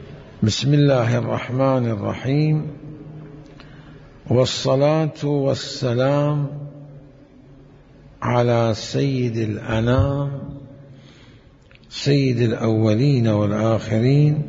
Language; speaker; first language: Arabic; native; Arabic